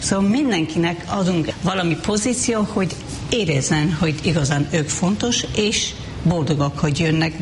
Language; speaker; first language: Hungarian; non-native, fluent; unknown